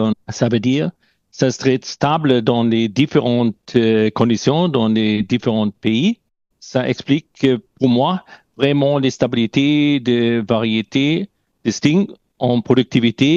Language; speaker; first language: French; non-native, learner; German